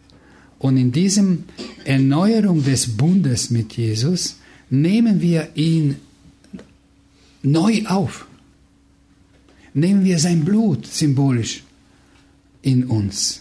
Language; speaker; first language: German; non-native, fluent; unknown